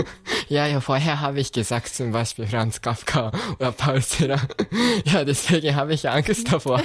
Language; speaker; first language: German; non-native, fluent; Japanese